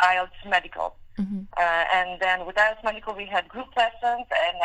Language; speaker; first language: English; non-native, fluent; Hungarian